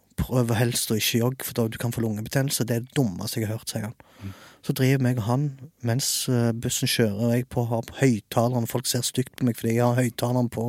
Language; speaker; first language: Norwegian; early bilingual, other home language; Arabic